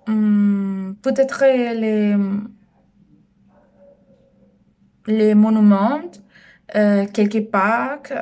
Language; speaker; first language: French; non-native, learner; Spanish